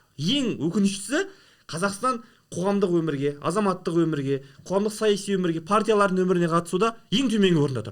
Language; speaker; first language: Kazakh; native; Kazakh